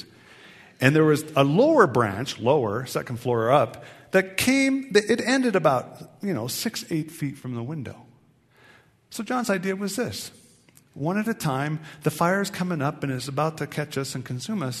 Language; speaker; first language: English; native; English